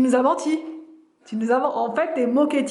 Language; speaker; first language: French; native; French